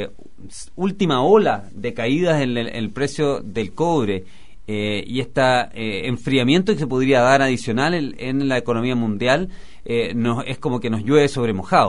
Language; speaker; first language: Spanish; native; Spanish